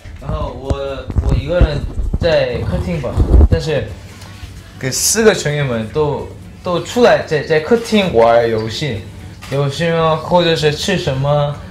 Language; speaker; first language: Chinese; non-native, learner; Korean